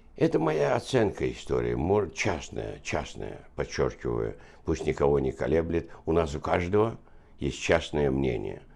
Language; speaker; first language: Russian; non-native, local second language; Azerbaijani